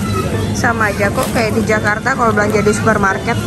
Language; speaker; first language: Indonesian; native; Indonesian